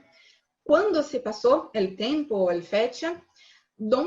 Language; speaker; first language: Spanish; non-native, learner; Portuguese